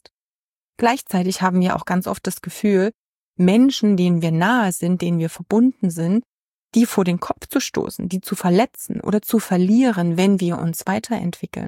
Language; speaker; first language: German; native; German